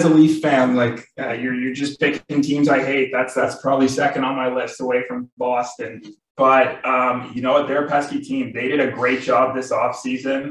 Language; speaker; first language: English; native; English